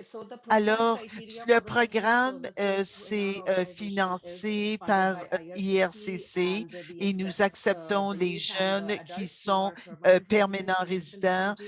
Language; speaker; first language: French; non-native, fluent; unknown